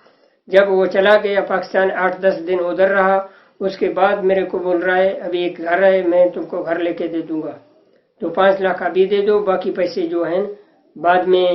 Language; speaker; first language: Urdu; non-native, local second language; Sindhi